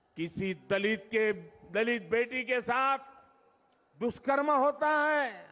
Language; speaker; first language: Hindi; non-native, local second language; Gujarati